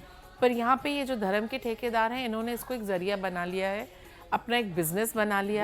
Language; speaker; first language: Hindi; native; Hindi